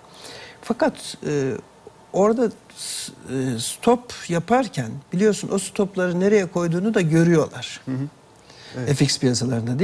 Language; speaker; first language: Turkish; native; Turkish